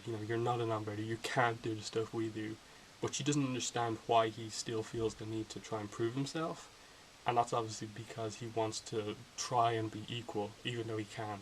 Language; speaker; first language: English; native; English